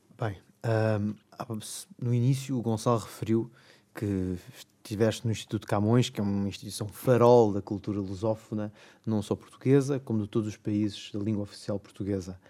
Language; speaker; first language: Portuguese; native; Portuguese